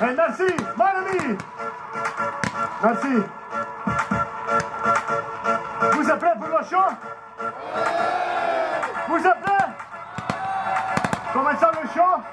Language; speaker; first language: French; native; French